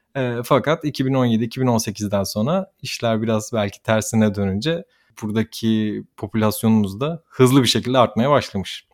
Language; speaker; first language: Turkish; native; Turkish